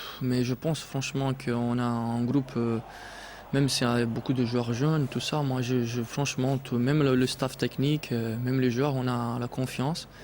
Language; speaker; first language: French; non-native, fluent; Portuguese